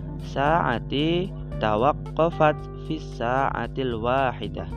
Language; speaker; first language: Arabic; non-native, learner; Indonesian